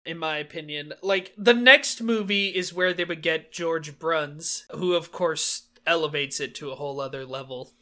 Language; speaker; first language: English; native; English